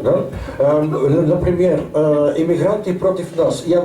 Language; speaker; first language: Russian; non-native, learner; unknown